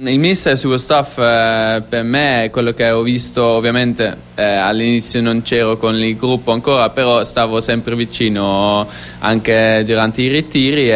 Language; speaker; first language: Italian; non-native, fluent; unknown